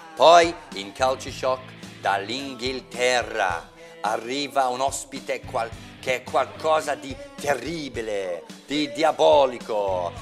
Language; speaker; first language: Italian; non-native, fluent; English